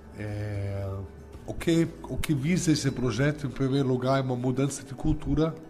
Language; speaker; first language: Portuguese; non-native, fluent; German